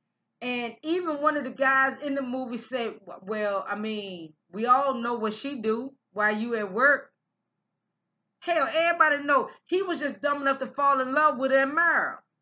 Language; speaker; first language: English; native; English